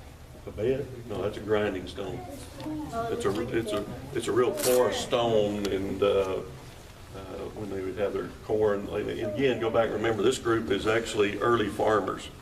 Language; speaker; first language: English; native; English